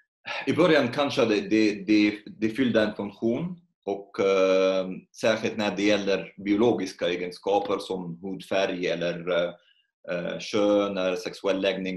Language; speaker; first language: Swedish; non-native, fluent; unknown